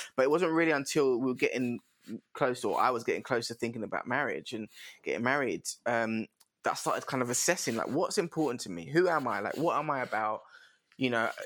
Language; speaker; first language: English; native; English